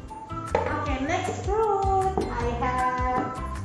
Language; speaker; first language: English; non-native, fluent; Indonesian